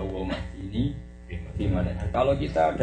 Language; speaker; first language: Indonesian; native; Indonesian